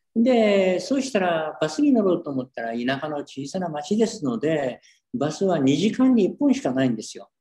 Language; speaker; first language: Japanese; native; Japanese